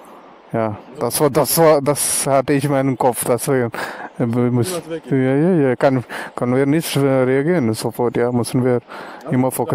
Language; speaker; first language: German; non-native, learner; Telugu